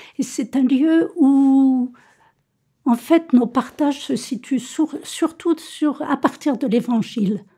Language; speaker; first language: French; native; French